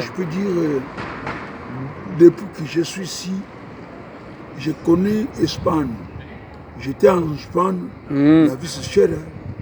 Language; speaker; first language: French; non-native, learner; Portuguese